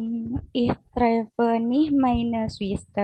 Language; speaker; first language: German; non-native, learner; Indonesian